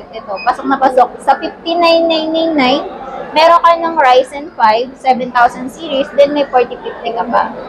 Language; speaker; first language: Filipino; native; Filipino